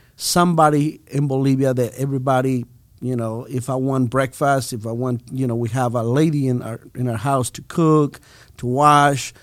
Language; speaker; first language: English; non-native, fluent; Spanish